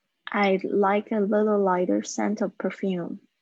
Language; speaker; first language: English; non-native, fluent; Chinese